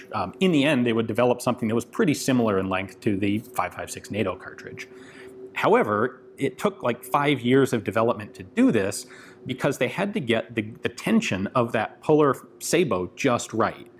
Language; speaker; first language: English; native; English